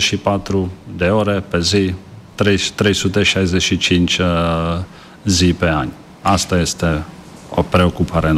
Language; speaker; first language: Romanian; non-native, learner; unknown